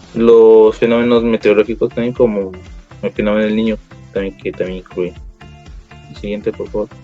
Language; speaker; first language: Spanish; native; Spanish